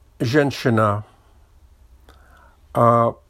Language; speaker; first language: Russian; non-native, learner; English